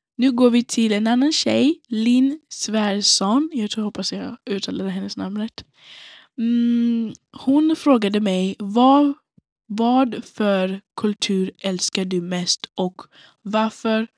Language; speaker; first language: Swedish; non-native, local second language; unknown